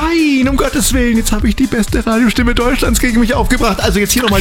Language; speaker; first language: German; native; German